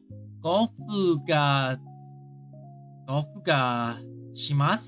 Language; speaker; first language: Japanese; non-native, learner; English